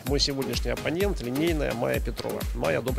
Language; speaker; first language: Russian; native; Russian